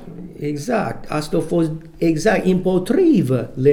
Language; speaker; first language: Romanian; non-native, learner; English